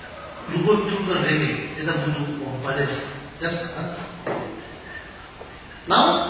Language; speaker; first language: Russian; non-native, learner; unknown